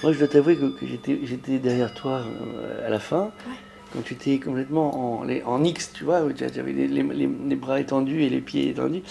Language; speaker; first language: French; native; French